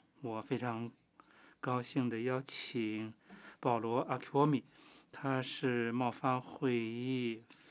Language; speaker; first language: Chinese; non-native, fluent; Finnish